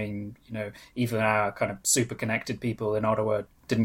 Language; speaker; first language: English; non-native, local second language; Welsh